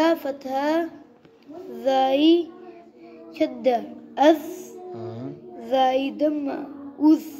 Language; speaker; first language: Arabic; non-native, learner; Urdu